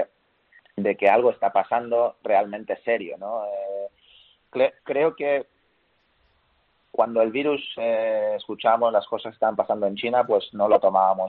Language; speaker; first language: Spanish; native; Spanish